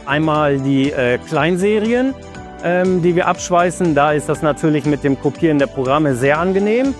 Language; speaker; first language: German; native; German